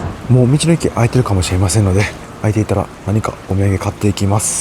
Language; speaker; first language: Japanese; native; Japanese